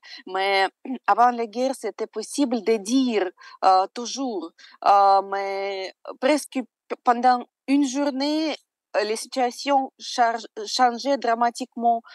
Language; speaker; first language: French; non-native, fluent; Russian